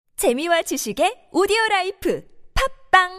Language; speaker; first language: Korean; native; Korean